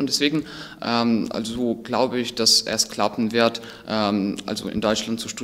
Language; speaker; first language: German; non-native, fluent; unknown